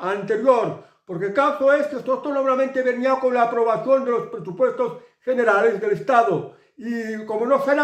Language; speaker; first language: Spanish; native; Spanish